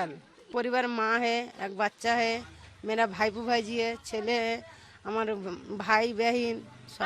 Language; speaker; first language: Hindi; non-native, learner; Bangla